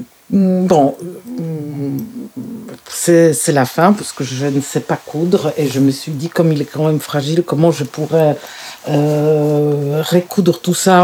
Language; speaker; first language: French; non-native, fluent; Polish